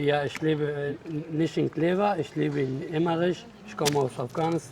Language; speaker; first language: German; non-native, learner; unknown